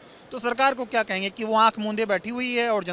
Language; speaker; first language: Hindi; native; Hindi